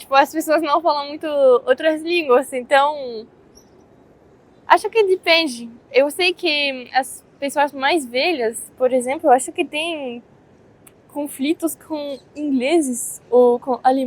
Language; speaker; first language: Portuguese; non-native, fluent; French